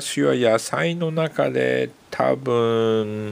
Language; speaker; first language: Japanese; non-native, learner; English